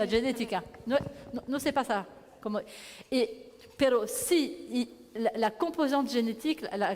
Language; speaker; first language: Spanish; non-native, learner; French